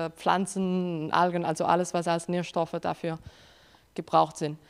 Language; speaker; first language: German; non-native, fluent; Spanish